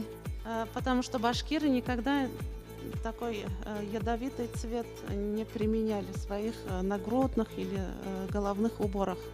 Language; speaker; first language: Russian; non-native, local second language; Bashkir